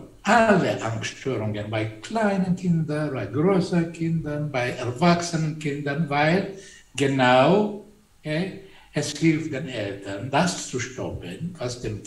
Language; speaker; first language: German; non-native, fluent; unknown